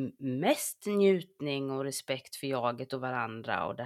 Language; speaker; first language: Swedish; native; Swedish